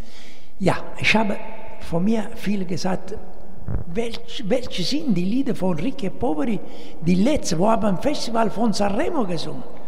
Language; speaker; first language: German; non-native, learner; Italian